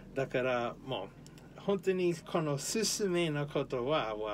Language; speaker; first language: Japanese; non-native, learner; English